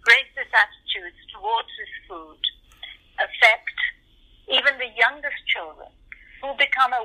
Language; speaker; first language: English; non-native, local second language; Urdu